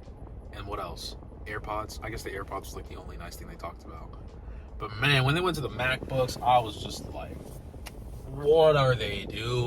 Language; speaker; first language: English; native; English